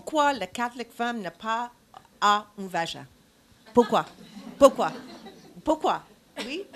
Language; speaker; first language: French; non-native, learner; English